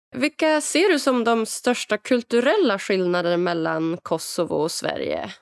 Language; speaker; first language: Swedish; native; Swedish